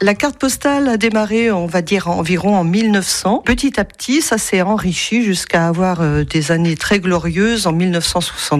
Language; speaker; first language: French; native; French